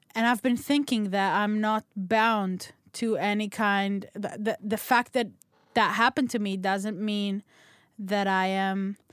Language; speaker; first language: English; non-native, local second language; Hebrew